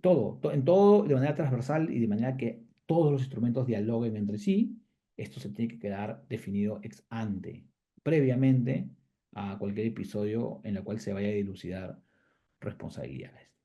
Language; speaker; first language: Spanish; native; Spanish